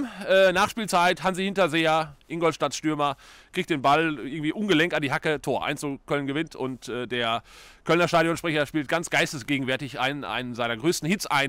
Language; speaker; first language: German; native; German